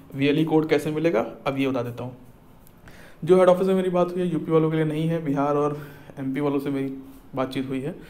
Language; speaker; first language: Hindi; native; Hindi